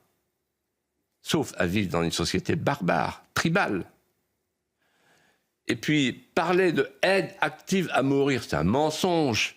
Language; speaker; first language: French; native; French